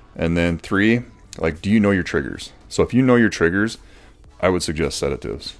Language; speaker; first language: English; native; English